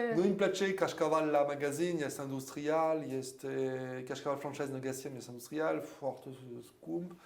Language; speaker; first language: Romanian; non-native, learner; French